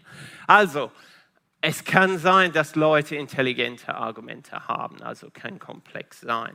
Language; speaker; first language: German; non-native, fluent; Italian